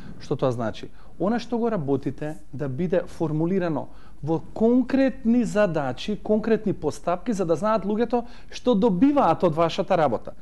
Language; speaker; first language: Macedonian; native; Macedonian